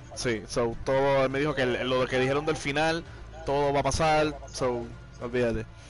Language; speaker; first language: Spanish; early bilingual, heritage; Spanish